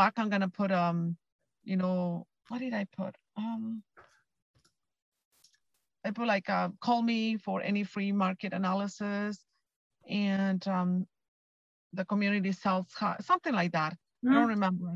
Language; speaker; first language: English; non-native, fluent; Spanish